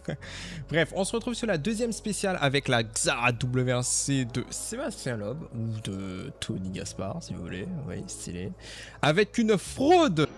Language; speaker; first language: French; native; French